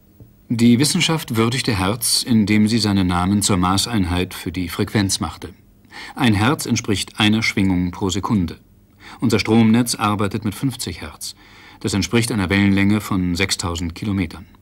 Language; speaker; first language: German; native; German